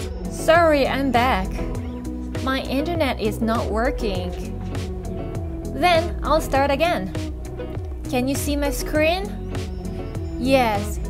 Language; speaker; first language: English; non-native, fluent; Japanese